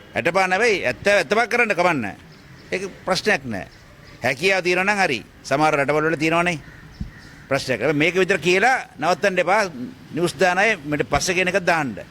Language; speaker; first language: Sinhala; non-native, local second language; Tamil